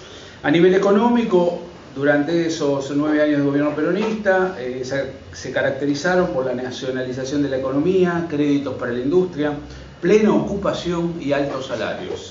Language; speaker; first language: Spanish; native; Spanish